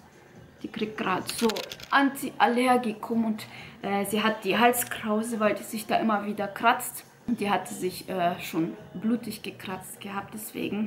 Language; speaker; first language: German; early bilingual, other home language; Russian